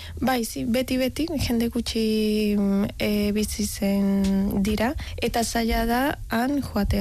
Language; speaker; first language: Basque; non-native, learner; Spanish